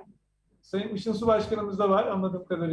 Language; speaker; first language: Turkish; native; Turkish